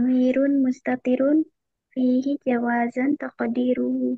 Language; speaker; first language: Arabic; non-native, learner; Indonesian